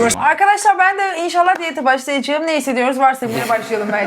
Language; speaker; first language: Turkish; native; Turkish